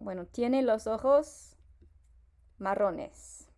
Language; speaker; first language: Spanish; non-native, fluent; English